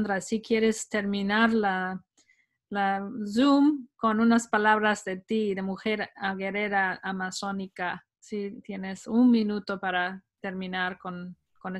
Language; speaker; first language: Spanish; non-native, fluent; English